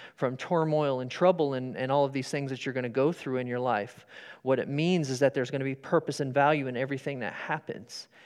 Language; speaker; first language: English; native; English